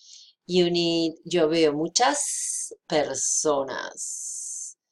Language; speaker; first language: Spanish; non-native, fluent; English